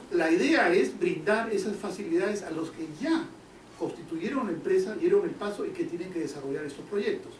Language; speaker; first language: Spanish; native; Spanish